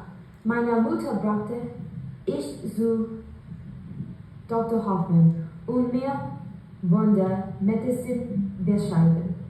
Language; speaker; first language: German; non-native, learner; English